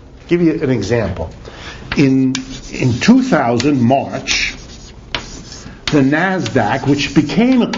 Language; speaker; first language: English; native; English